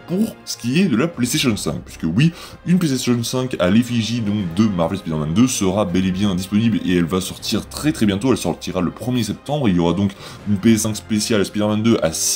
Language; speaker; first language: French; native; French